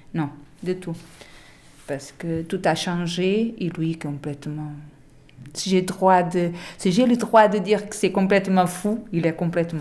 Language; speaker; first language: French; non-native, learner; Portuguese